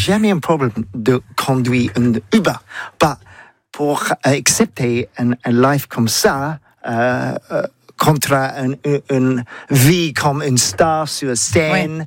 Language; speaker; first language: French; non-native, learner; English